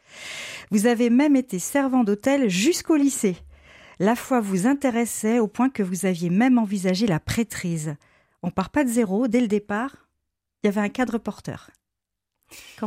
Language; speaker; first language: French; native; French